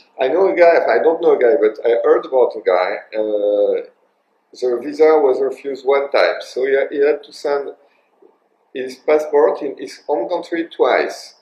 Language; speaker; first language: English; non-native, learner; French